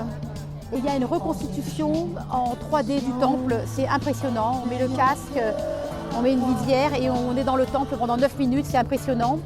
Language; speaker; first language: French; native; French